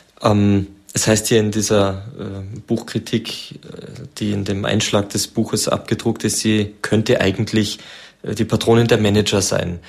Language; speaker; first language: German; native; German